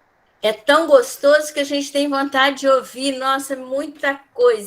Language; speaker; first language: Portuguese; native; Portuguese